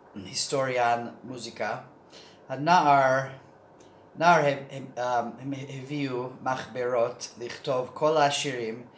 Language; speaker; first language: Hebrew; non-native, learner; English